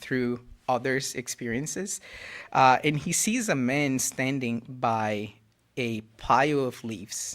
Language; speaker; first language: English; non-native, fluent; Portuguese